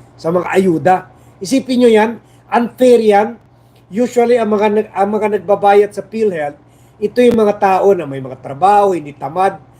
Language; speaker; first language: Filipino; non-native, local second language; Chavacano